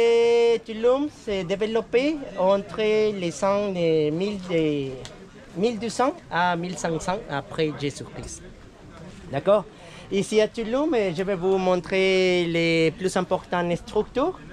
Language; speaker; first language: French; non-native, learner; Spanish